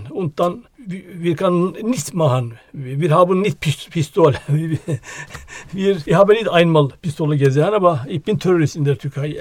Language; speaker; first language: German; non-native, learner; Turkish